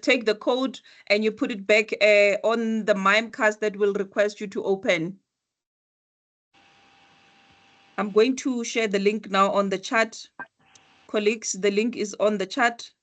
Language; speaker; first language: English; non-native, local second language; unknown